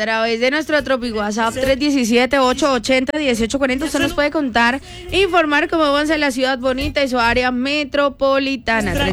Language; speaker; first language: Spanish; native; Spanish